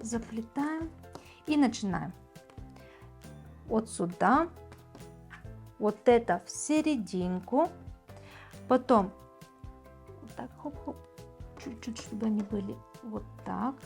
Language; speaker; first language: Russian; non-native, fluent; Bulgarian